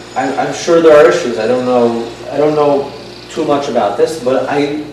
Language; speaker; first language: English; non-native, fluent; Yiddish